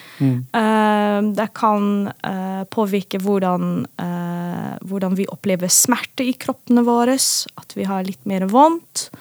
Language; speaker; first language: Norwegian; non-native, fluent; Dutch